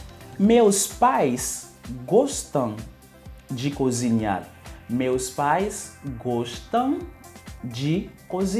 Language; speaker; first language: Portuguese; non-native, learner; Haitian Creole